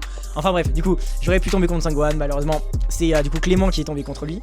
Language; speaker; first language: French; native; French